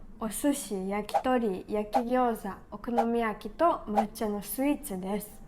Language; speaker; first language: Japanese; non-native, fluent; Ukrainian